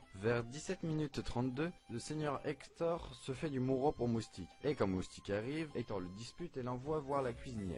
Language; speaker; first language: French; native; French